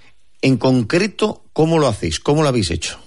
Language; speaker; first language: Spanish; native; Spanish